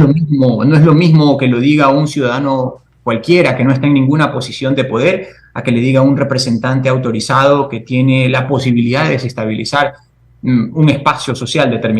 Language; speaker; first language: Spanish; native; Spanish